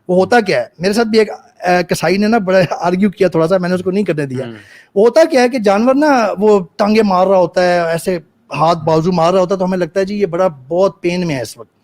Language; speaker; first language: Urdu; native; Urdu